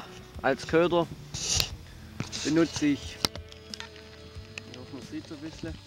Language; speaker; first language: German; native; German